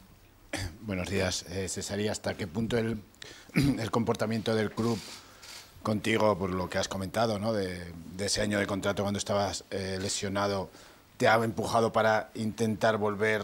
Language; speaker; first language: Spanish; native; Spanish